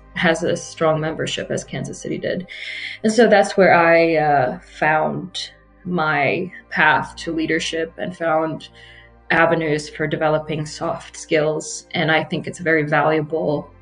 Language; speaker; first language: English; non-native, fluent; Arabic